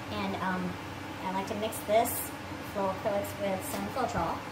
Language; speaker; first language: English; native; English